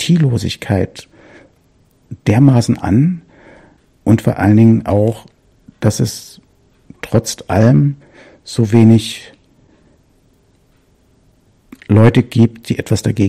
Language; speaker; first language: German; native; German